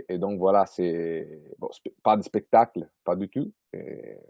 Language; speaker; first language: French; non-native, fluent; Italian